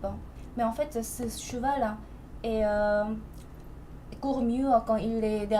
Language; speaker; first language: French; non-native, fluent; Korean